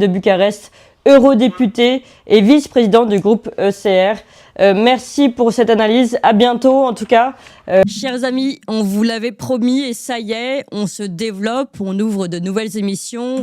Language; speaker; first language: French; native; French